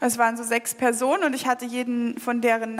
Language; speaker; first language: German; native; German